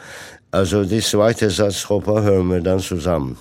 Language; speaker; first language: German; non-native, fluent; Turkish